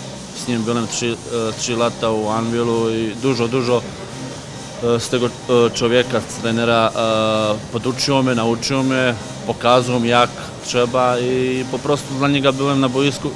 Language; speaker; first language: Polish; non-native, fluent; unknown